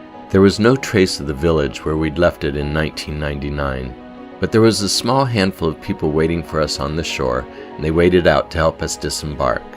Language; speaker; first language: English; native; English